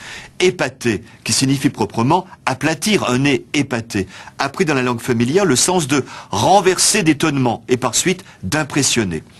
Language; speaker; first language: French; native; French